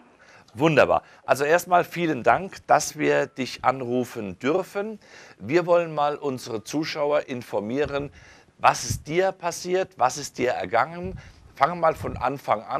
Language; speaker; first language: German; native; German